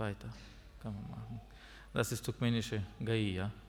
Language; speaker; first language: German; non-native, learner; Russian